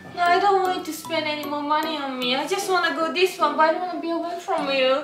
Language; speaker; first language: English; non-native, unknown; Japanese